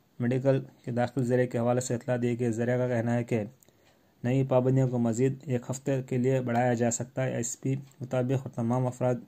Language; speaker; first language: Urdu; native; Urdu